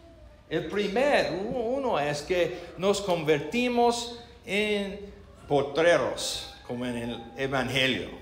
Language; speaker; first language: Spanish; non-native, learner; English